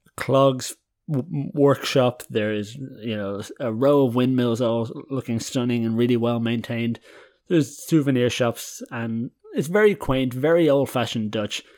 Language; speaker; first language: English; native; English